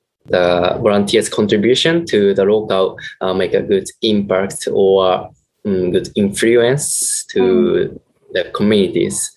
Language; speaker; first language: English; non-native, learner; Japanese